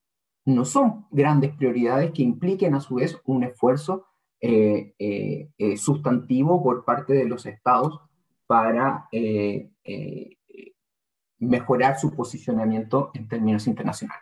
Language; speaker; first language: Spanish; native; Spanish